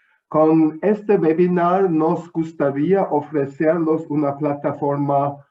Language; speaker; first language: Spanish; non-native, fluent; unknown